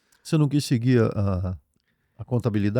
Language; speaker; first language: Portuguese; native; Portuguese